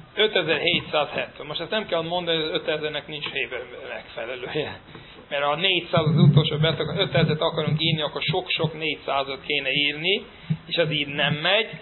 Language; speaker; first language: Hungarian; non-native, fluent; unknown